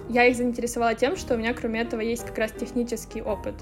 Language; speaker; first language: Russian; non-native, local second language; Ukrainian